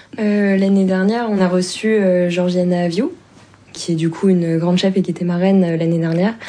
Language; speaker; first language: French; native; French